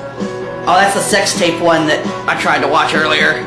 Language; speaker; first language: English; native; English